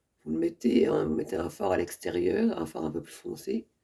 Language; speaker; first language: French; native; French